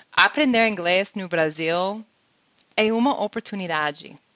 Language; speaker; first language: Portuguese; non-native, fluent; English